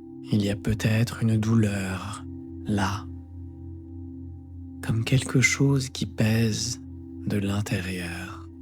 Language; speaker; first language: French; native; French